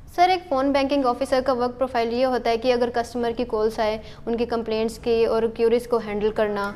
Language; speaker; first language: Hindi; native; Hindi